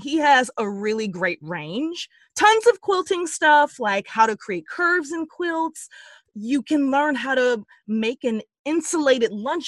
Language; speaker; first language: English; native; English